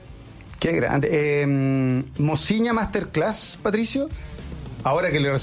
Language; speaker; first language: Spanish; native; Spanish